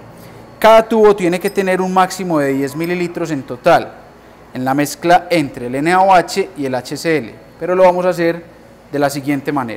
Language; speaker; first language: Spanish; native; Spanish